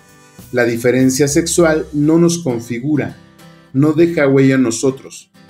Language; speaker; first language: Spanish; native; Spanish